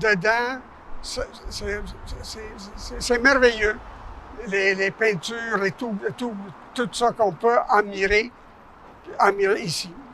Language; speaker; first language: French; non-native, fluent; Italian